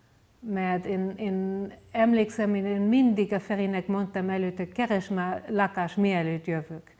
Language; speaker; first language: Hungarian; non-native, fluent; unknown